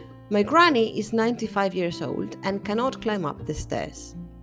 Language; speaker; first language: English; non-native, fluent; Spanish